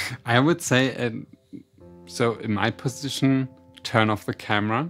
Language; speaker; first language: English; non-native, fluent; German